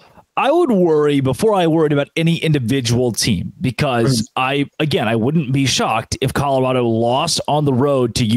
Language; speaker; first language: English; native; English